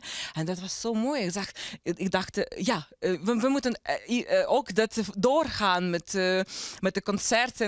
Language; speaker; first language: Dutch; non-native, learner; Ukrainian